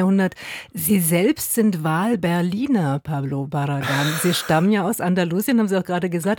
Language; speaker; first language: German; native; German